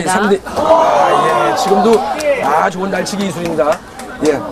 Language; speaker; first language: Korean; native; Korean